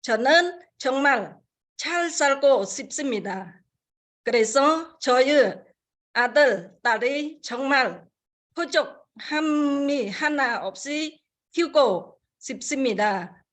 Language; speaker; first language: Korean; non-native, fluent; Khmer